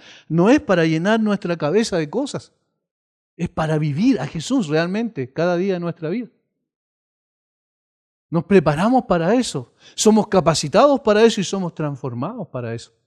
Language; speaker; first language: Spanish; native; Spanish